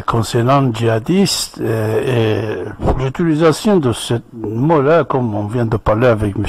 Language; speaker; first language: French; non-native, fluent; Persian